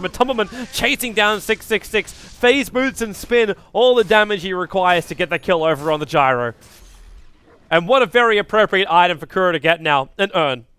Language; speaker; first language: English; native; English